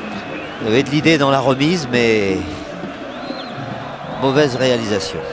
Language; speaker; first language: French; native; French